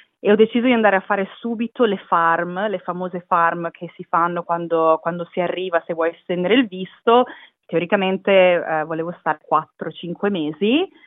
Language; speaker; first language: Italian; native; Italian